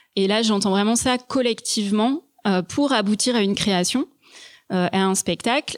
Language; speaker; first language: French; native; French